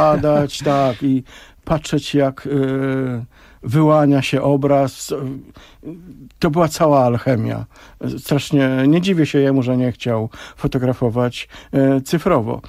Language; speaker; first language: Polish; native; Polish